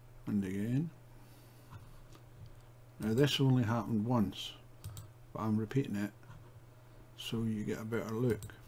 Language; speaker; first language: English; native; English